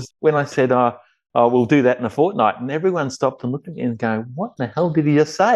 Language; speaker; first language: English; native; English